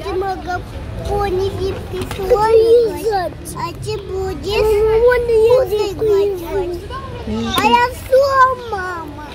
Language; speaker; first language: Russian; early bilingual, heritage; Russian